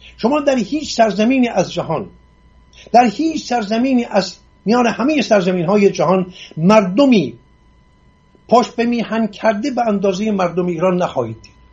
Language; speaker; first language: Persian; non-native, local second language; Assyrian Neo-Aramaic